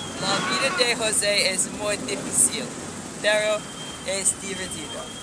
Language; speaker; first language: Spanish; non-native, learner; English